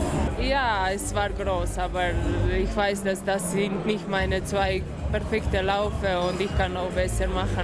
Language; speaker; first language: German; non-native, fluent; Slovenian